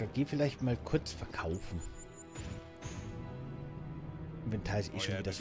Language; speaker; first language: German; native; German